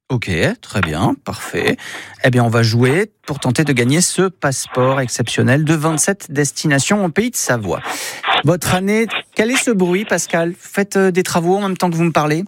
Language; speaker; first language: French; native; French